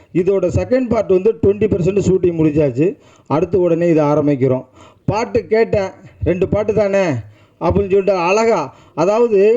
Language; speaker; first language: Tamil; native; Tamil